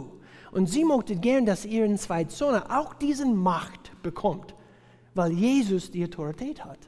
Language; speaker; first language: German; non-native, fluent; English